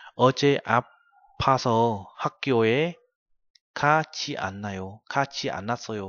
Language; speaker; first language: Korean; non-native, fluent; Vietnamese